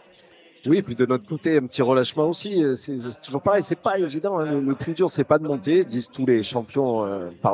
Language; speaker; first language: French; native; French